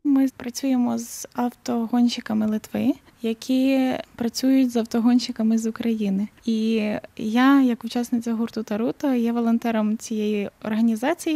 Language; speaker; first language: Ukrainian; native; Ukrainian